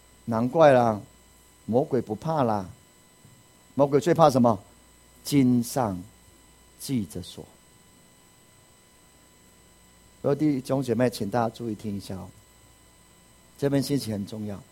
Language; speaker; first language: Chinese; native; Chinese